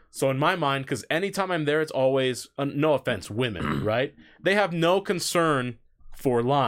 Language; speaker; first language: English; native; English